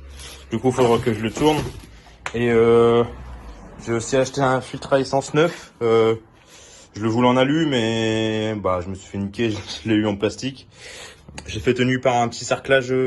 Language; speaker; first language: French; native; French